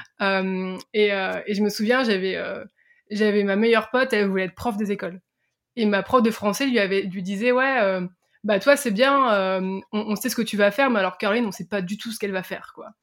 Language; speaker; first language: French; native; French